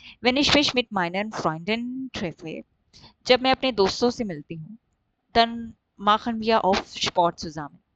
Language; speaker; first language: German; non-native, fluent; Urdu